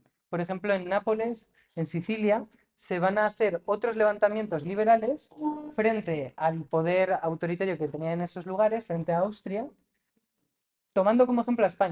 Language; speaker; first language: Spanish; native; Spanish